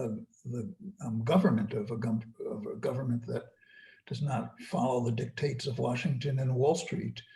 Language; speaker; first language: English; native; English